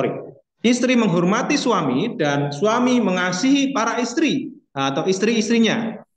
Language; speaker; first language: Indonesian; non-native, fluent; English